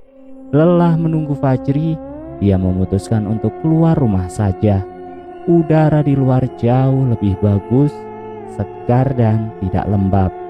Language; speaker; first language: Indonesian; native; Indonesian